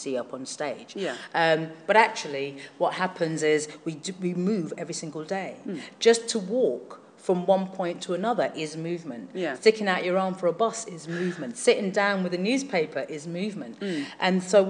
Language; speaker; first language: English; native; English